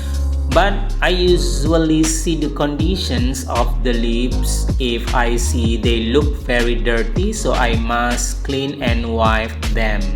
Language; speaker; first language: English; non-native, learner; Indonesian